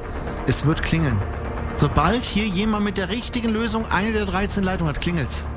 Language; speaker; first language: German; native; German